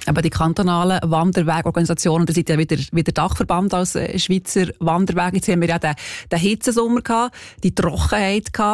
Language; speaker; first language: German; native; German